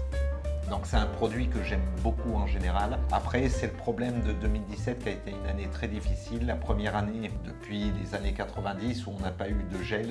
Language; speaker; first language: French; native; French